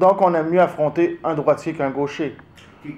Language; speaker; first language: French; native; French